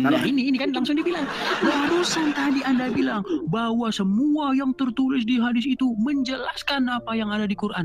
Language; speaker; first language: Indonesian; native; Indonesian